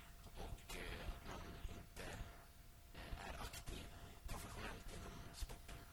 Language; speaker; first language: Swedish; early bilingual, other home language; Finnish